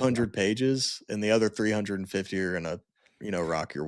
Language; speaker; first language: English; native; English